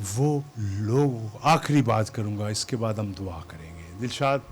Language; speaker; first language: Urdu; non-native, local second language; Punjabi